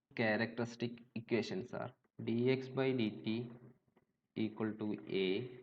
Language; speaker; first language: English; non-native, local second language; Malayalam